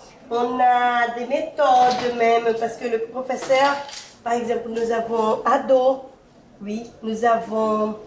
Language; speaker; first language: French; non-native, fluent; Portuguese